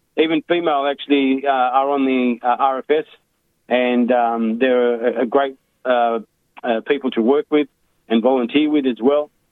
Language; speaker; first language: English; early bilingual, other home language; Macedonian